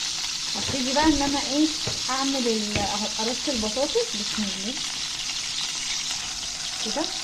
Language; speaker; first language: Arabic; native; Arabic